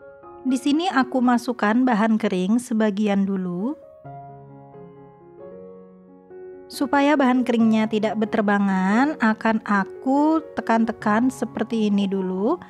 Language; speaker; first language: Indonesian; native; Indonesian